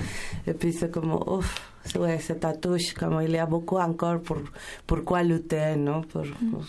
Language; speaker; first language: French; non-native, fluent; Spanish